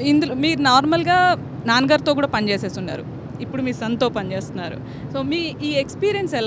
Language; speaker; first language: Telugu; native; Telugu